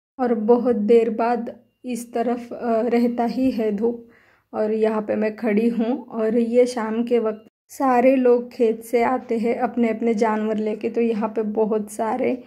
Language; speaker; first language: Hindi; non-native, local second language; Marathi